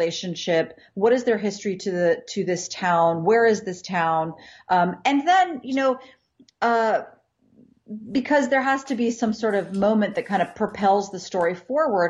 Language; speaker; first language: English; native; English